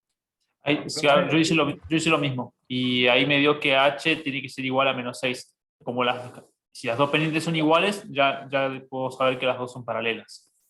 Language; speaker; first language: Spanish; native; Spanish